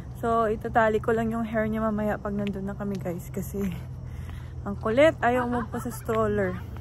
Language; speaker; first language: Filipino; non-native, local second language; Cebuano